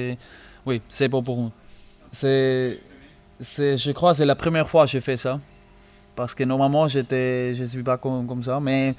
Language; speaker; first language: French; non-native, learner; German